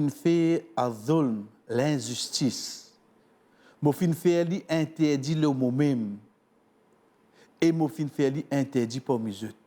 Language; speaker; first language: French; non-native, local second language; Morisyen